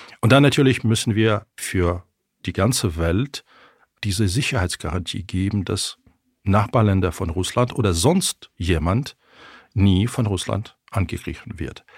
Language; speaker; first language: German; non-native, fluent; Ukrainian